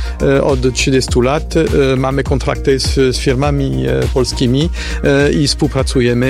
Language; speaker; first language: Polish; non-native, learner; French